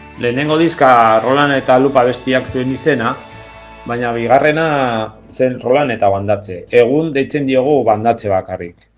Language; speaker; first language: Basque; non-native, local second language; Spanish